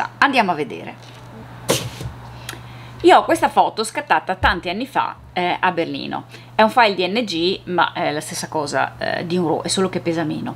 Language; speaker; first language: Italian; native; Italian